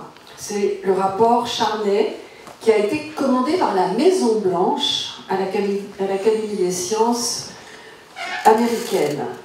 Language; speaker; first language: French; native; French